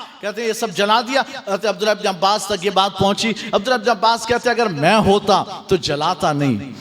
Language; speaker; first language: Urdu; native; Urdu